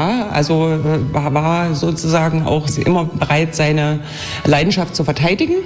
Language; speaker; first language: German; native; German